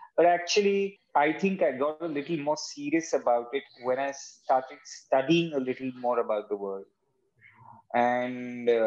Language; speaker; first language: English; non-native, local second language; Hindi